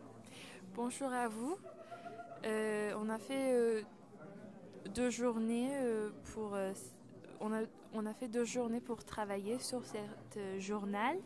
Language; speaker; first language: French; non-native, learner; Persian